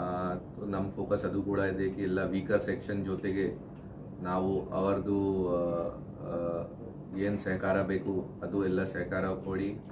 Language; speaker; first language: Kannada; non-native, local second language; Hindi